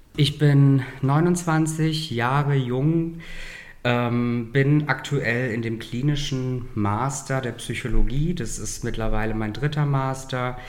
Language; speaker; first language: German; native; German